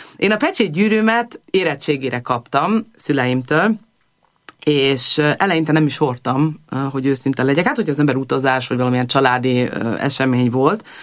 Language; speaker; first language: Hungarian; early bilingual, heritage; Hungarian